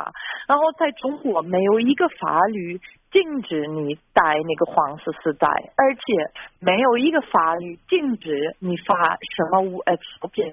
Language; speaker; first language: Chinese; non-native, fluent; German